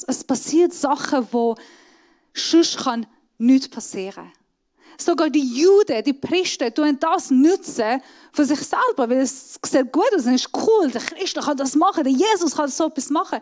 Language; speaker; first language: German; non-native, fluent; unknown